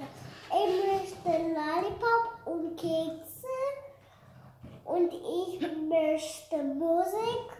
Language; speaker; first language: German; early bilingual, other home language; English